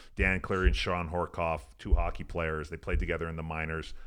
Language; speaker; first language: English; native; English